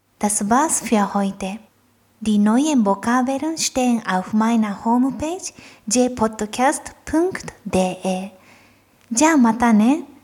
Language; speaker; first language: German; non-native, fluent; Japanese